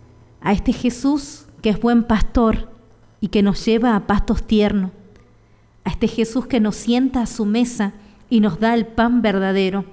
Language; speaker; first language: Spanish; native; Spanish